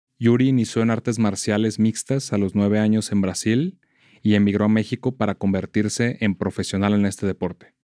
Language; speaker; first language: Spanish; native; Spanish